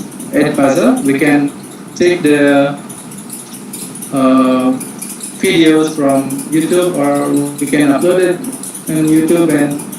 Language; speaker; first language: English; non-native, fluent; Indonesian